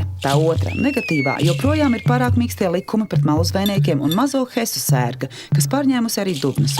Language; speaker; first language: Latvian; native; Latvian